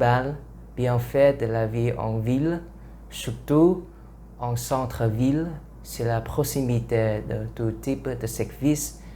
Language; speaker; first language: French; non-native, learner; Vietnamese